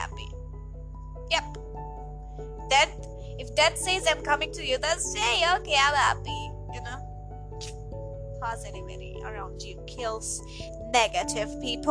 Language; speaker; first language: English; native; English